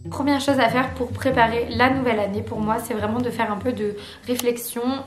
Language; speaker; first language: French; native; French